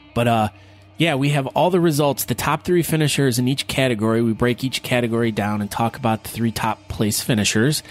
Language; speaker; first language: English; native; English